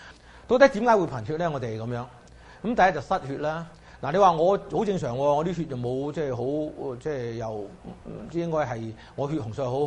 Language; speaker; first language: Chinese; native; Chinese